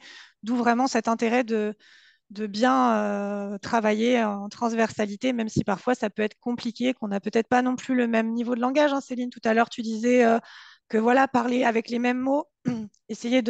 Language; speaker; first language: French; native; French